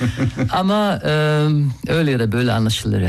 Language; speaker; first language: Turkish; non-native, fluent; German